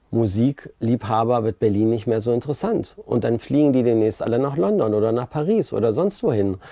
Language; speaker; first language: German; native; German